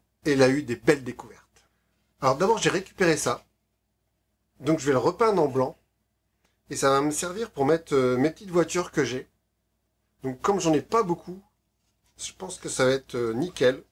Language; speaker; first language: French; native; French